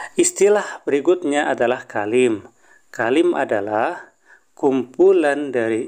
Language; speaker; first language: Indonesian; native; Indonesian